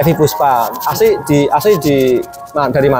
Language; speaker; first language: Indonesian; native; Indonesian